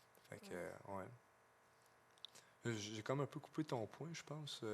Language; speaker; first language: French; native; French